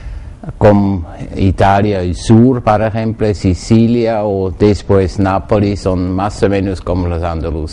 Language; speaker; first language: Spanish; non-native, learner; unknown